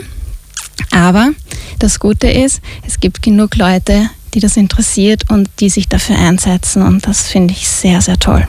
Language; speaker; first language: German; native; German